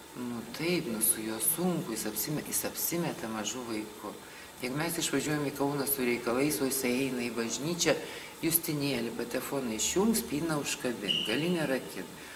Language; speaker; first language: Lithuanian; native; Lithuanian